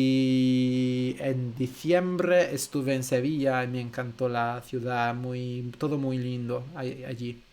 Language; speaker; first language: Spanish; non-native, fluent; English